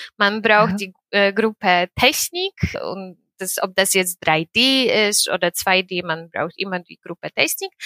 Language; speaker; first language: German; non-native, fluent; Polish